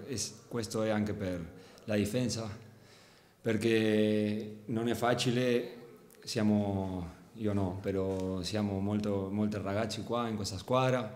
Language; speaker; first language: Italian; non-native, fluent; Spanish